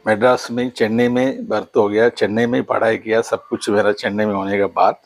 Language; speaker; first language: Hindi; non-native, local second language; Tamil